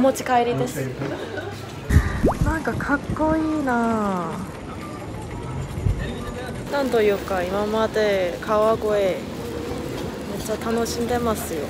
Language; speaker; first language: Japanese; non-native, learner; Korean